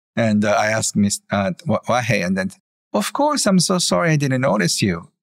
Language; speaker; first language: English; non-native, fluent; Japanese